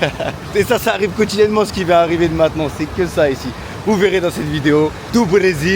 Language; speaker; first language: French; native; French